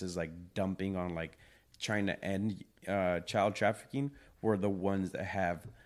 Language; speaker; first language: English; early bilingual, other home language; Spanish